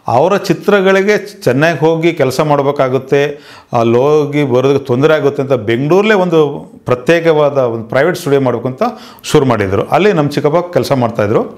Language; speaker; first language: Kannada; native; Kannada